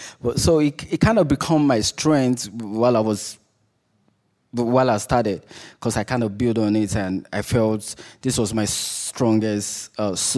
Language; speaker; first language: English; non-native, local second language; Yoruba